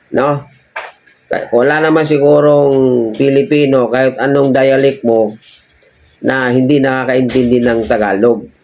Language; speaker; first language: Filipino; non-native, local second language; Cebuano